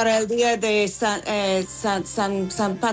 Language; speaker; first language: Spanish; non-native, fluent; English